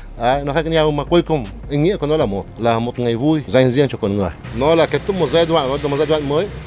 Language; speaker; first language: Vietnamese; non-native, fluent; Arabic